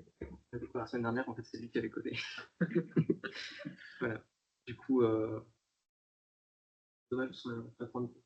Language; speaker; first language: French; native; French